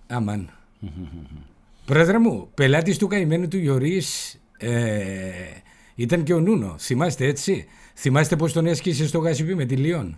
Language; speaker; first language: Greek; native; Greek